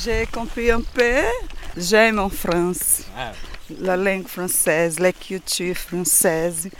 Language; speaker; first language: French; non-native, learner; Portuguese